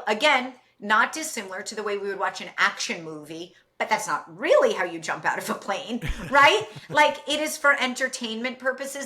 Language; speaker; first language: English; native; English